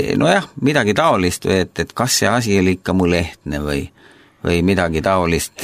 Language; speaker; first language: Estonian; native; Estonian